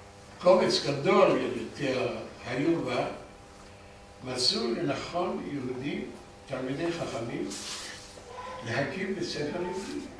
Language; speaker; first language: Hebrew; early bilingual, other home language; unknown